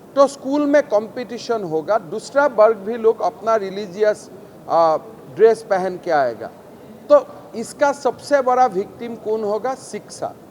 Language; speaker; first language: Hindi; non-native, local second language; Assamese